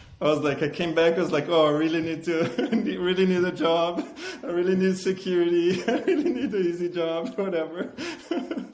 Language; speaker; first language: English; non-native, fluent; Portuguese